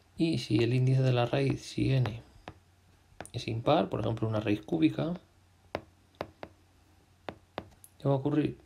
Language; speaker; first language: Spanish; native; Spanish